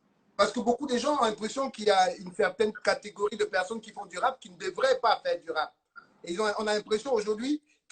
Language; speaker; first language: French; native; French